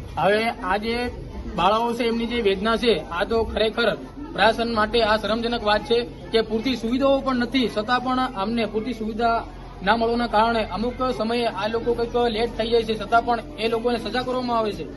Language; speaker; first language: Gujarati; native; Gujarati